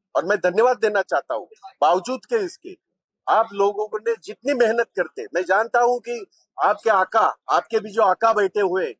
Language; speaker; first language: Hindi; non-native, local second language; Marathi